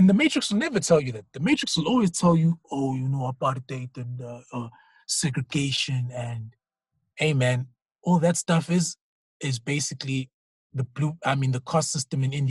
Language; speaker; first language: English; non-native, local second language; Zulu